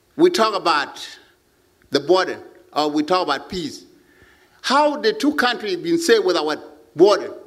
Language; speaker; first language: English; non-native, learner; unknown